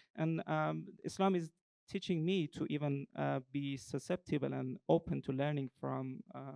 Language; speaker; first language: English; non-native, fluent; Persian